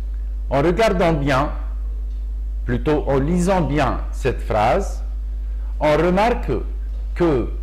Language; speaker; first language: French; non-native, local second language; Arabic